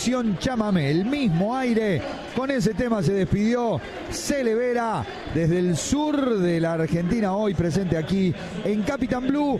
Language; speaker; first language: Spanish; native; Spanish